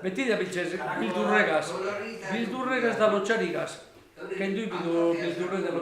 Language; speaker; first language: Basque; native; Basque